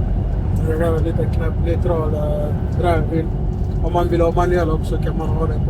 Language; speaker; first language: Swedish; non-native, fluent; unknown